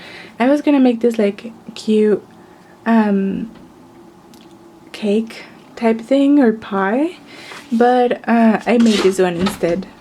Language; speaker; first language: English; non-native, fluent; Spanish